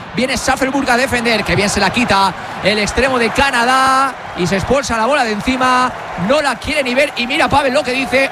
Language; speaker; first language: Spanish; native; Spanish